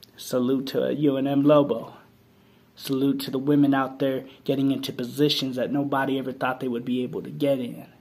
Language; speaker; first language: English; native; English